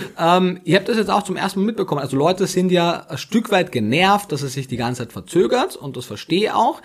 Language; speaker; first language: German; native; German